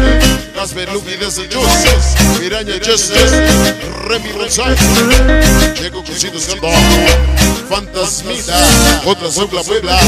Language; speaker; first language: Spanish; native; Spanish